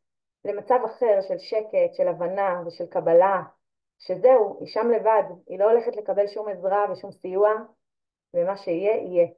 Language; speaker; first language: Hebrew; native; Hebrew